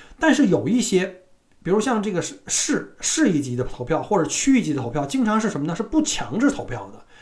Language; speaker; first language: Chinese; native; Chinese